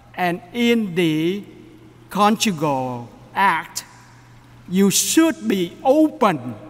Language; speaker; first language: English; non-native, fluent; Vietnamese